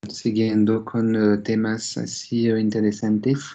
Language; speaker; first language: Spanish; non-native, fluent; French